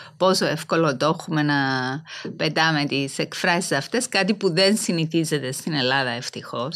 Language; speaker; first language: Greek; native; Greek